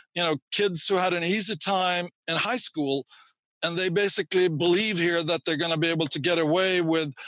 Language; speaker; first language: English; non-native, fluent; Swedish